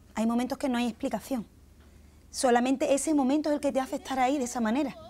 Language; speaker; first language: Spanish; native; Spanish